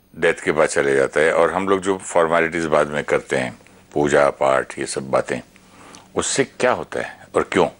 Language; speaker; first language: Hindi; native; Hindi